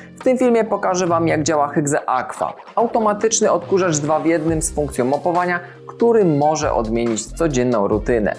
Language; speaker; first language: Polish; native; Polish